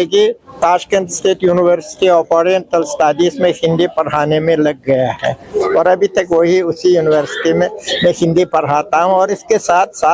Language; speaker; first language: Hindi; non-native, fluent; Uzbek